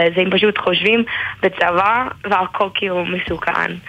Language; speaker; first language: Hebrew; non-native, learner; English